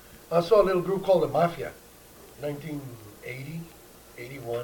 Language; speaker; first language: English; early bilingual, other home language; Spanish